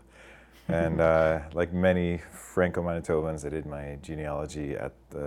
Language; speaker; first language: English; native; English